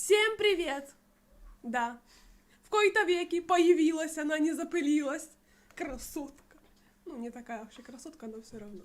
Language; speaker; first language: Russian; native; Russian